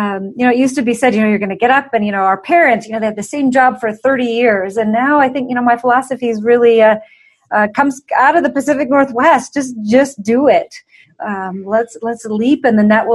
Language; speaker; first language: English; native; English